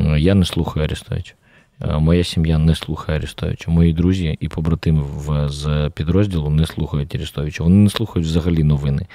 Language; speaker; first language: Ukrainian; native; Ukrainian